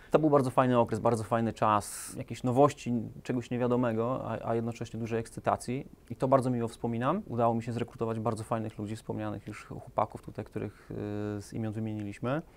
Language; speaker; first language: Polish; native; Polish